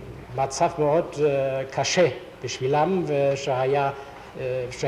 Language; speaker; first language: Hebrew; non-native, fluent; German